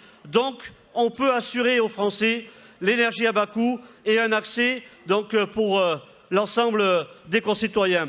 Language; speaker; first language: French; native; French